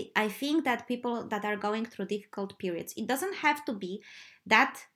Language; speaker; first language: English; non-native, fluent; Polish